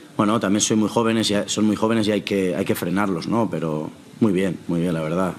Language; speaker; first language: Spanish; non-native, local second language; Catalan